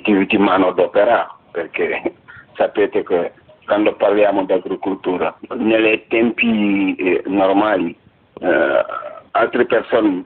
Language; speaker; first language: Italian; non-native, fluent; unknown